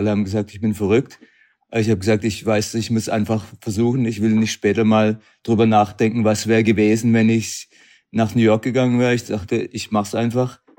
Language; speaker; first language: German; native; German